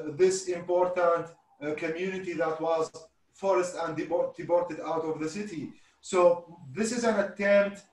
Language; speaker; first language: English; non-native, fluent; Arabic